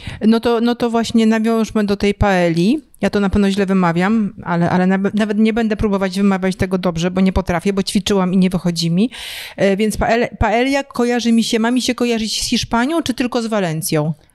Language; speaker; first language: Polish; native; Polish